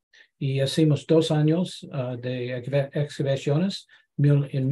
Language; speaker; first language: Spanish; non-native, learner; English